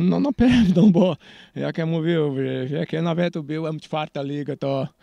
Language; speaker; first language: Polish; non-native, learner; Portuguese